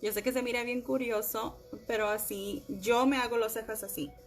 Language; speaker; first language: Spanish; early bilingual, heritage; Spanish